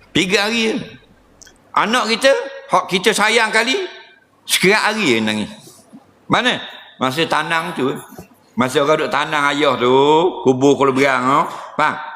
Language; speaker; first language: Malay; native; Malay